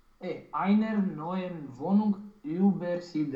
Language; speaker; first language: German; non-native, learner; Romanian